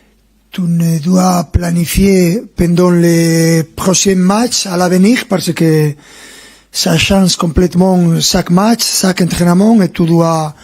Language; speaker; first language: French; non-native, fluent; Spanish